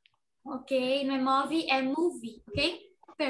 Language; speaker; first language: Portuguese; native; Portuguese